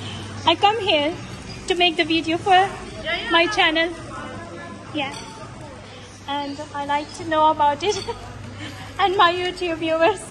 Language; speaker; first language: English; non-native, learner; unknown